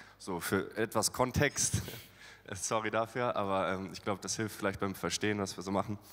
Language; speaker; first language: German; native; German